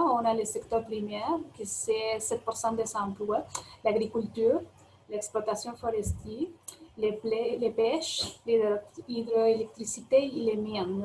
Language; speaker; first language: French; non-native, fluent; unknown